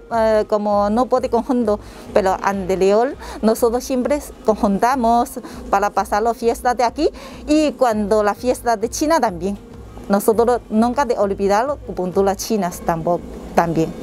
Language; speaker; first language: Spanish; non-native, learner; Chinese